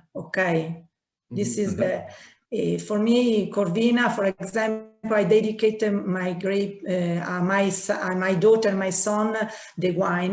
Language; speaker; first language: English; non-native, learner; Italian